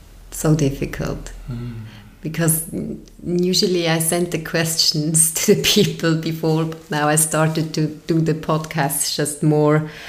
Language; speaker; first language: English; non-native, fluent; German